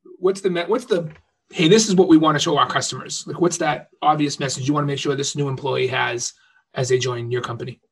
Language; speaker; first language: English; native; English